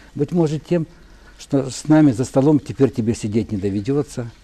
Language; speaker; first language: Russian; non-native, local second language; Ukrainian